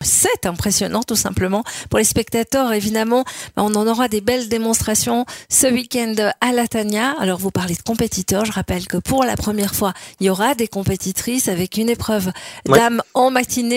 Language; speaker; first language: French; native; French